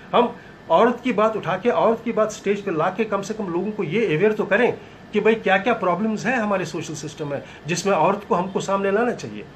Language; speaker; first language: Hindi; native; Hindi